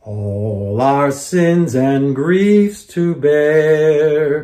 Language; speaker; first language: English; native; English